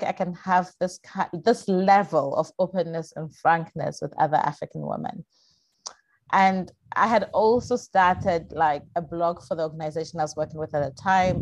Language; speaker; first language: English; non-native, local second language; Akan